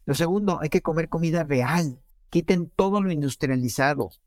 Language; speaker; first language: Spanish; native; Spanish